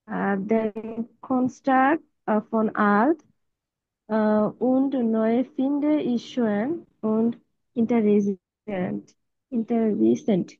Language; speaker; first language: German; non-native, learner; Bangla